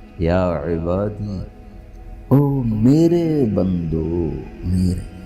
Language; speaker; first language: Urdu; non-native, local second language; Punjabi